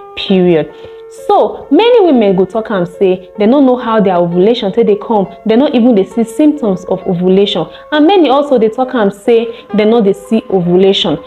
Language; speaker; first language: Nigerian Pidgin; native; Nigerian Pidgin